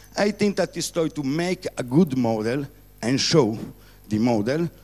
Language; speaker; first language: English; non-native, learner; Italian